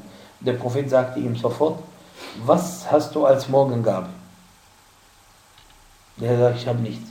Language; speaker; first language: German; non-native, fluent; Arabic